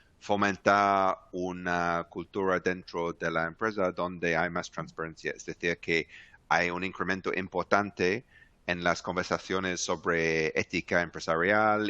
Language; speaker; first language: Spanish; non-native, fluent; English